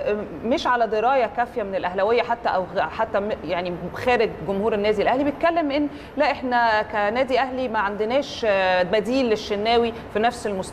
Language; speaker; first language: Arabic; native; Arabic